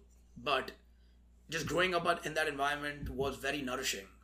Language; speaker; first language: English; non-native, local second language; Hindi